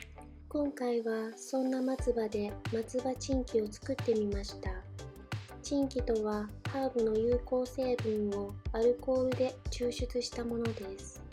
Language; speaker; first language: Japanese; native; Japanese